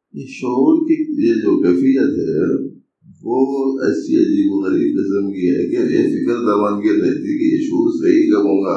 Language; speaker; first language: Urdu; native; Urdu